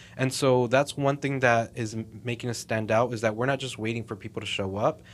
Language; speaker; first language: English; native; English